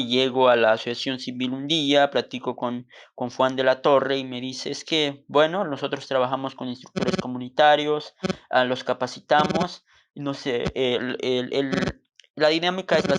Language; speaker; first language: Spanish; non-native, local second language; Tzotzil